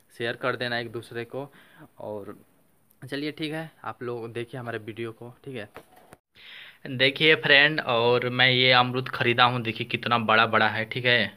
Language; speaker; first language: Hindi; native; Hindi